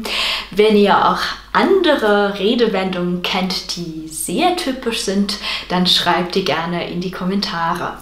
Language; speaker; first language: German; non-native, fluent; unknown